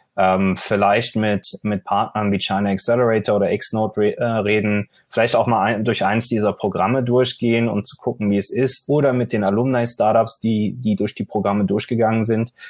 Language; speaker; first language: German; native; German